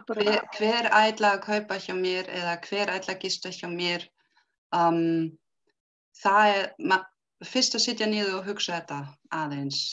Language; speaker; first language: Icelandic; non-native, learner; German